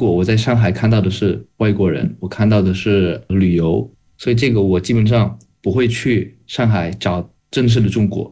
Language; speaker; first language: Chinese; non-native, fluent; Indonesian